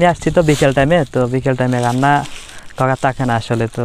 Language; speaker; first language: Portuguese; non-native, learner; Bangla